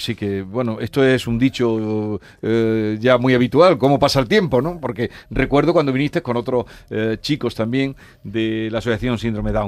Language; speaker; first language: Spanish; native; Spanish